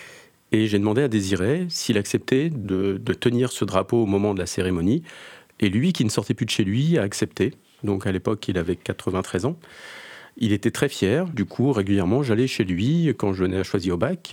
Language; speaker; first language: French; native; French